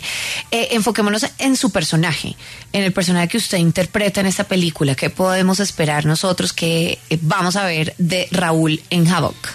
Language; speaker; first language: Spanish; native; Spanish